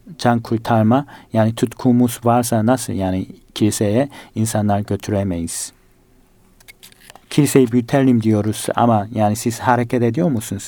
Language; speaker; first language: Turkish; non-native, fluent; Korean